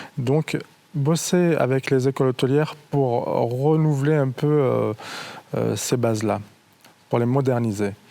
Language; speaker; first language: French; non-native, local second language; Arabic